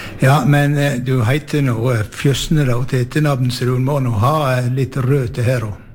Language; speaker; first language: Norwegian; native; Norwegian